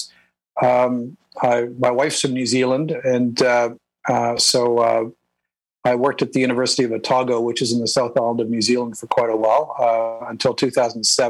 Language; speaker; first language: English; native; English